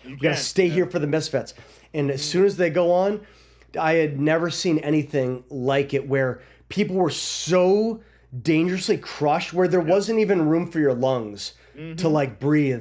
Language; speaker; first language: English; native; English